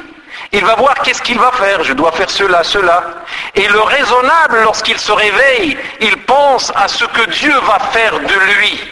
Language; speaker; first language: French; non-native, local second language; Arabic